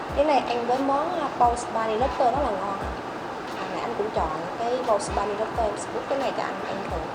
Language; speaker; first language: Vietnamese; native; Vietnamese